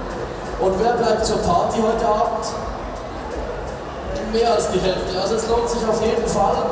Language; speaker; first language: German; native; German